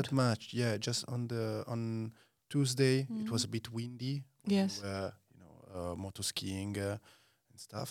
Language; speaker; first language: English; non-native, learner; Italian